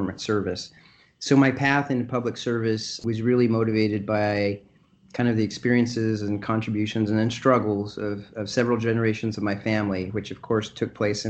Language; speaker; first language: English; native; English